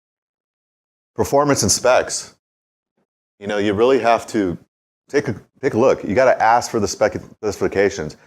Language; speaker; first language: English; native; English